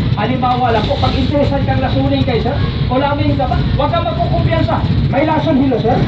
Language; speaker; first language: Filipino; non-native, local second language; Cebuano